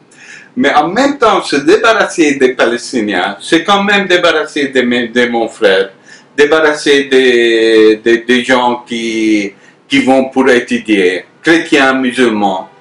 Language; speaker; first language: French; non-native, fluent; Arabic